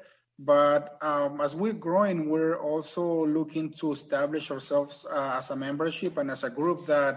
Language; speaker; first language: English; non-native, fluent; Spanish